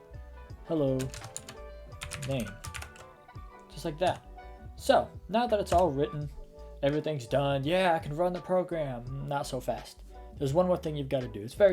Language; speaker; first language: English; native; English